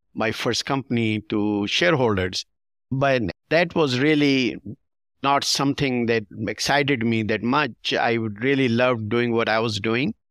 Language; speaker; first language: English; non-native, local second language; Urdu